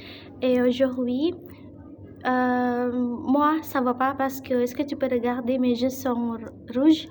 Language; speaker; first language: French; non-native, learner; Indonesian